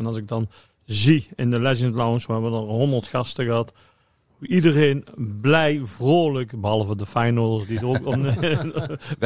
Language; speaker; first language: Dutch; native; Dutch